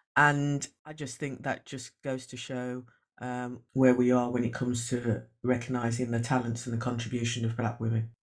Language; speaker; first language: English; native; English